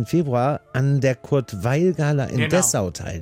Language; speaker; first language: German; native; German